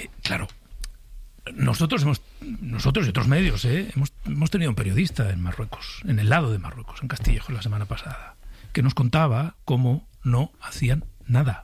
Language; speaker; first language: Spanish; native; Spanish